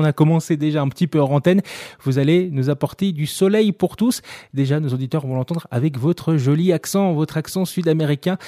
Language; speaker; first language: French; native; French